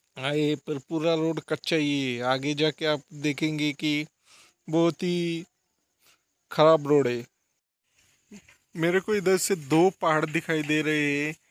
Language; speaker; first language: Hindi; non-native, local second language; Marathi